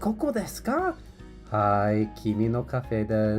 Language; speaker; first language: Japanese; non-native, learner; English